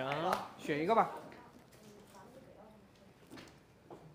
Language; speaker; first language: Chinese; native; Chinese